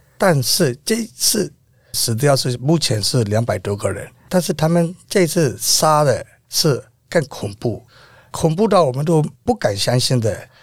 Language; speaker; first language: Chinese; non-native, fluent; Burmese